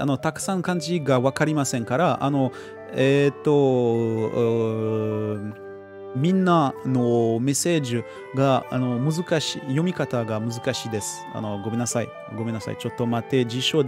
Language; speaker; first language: Japanese; non-native, learner; French